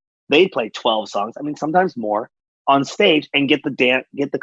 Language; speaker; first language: English; native; English